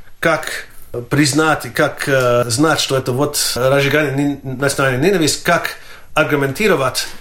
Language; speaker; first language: Russian; non-native, fluent; Latvian